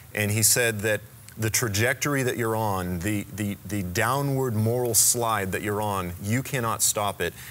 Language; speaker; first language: English; native; English